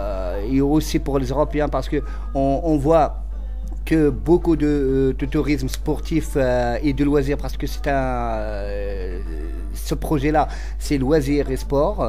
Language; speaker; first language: French; non-native, local second language; Central Atlas Tamazight